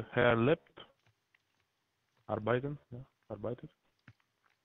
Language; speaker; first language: German; non-native, learner; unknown